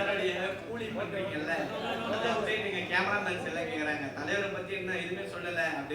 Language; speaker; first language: Tamil; native; Tamil